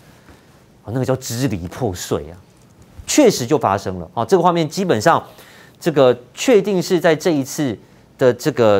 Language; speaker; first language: Chinese; native; Chinese